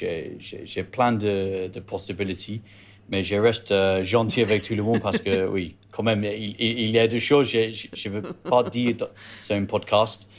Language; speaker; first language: French; non-native, learner; English